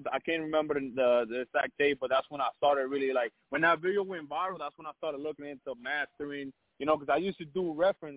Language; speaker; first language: English; early bilingual, other home language; Spanish